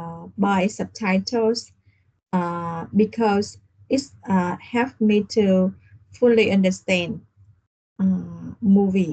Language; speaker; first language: English; non-native, learner; Vietnamese